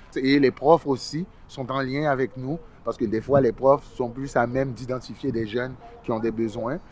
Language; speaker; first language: French; early bilingual, other home language; Haitian Creole